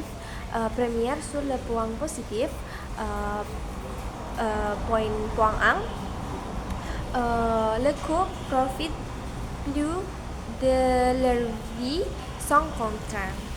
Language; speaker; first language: French; non-native, learner; Indonesian